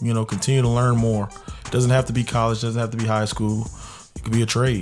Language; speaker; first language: English; native; English